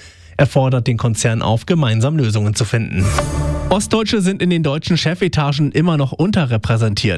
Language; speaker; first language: German; native; German